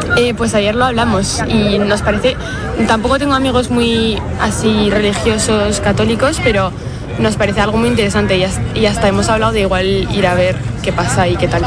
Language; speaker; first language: Spanish; non-native, fluent; French